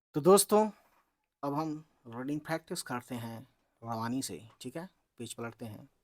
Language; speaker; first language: Hindi; native; Hindi